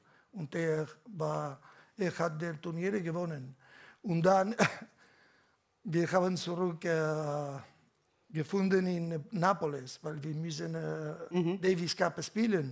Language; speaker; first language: German; non-native, learner; Catalan